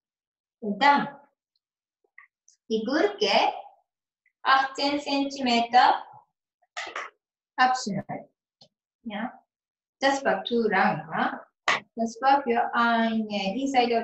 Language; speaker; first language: German; non-native, learner; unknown